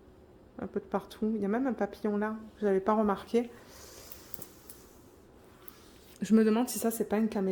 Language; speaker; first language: French; native; French